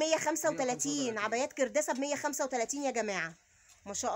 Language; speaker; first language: Arabic; native; Arabic